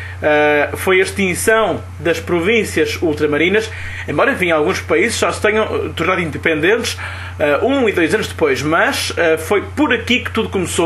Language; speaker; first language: Portuguese; native; Portuguese